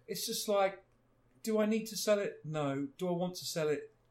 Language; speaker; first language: English; native; English